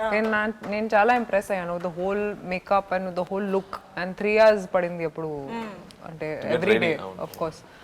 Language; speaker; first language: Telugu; non-native, learner; Hindi